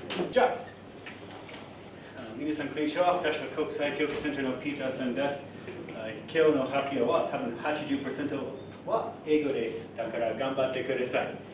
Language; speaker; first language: Japanese; non-native, learner; English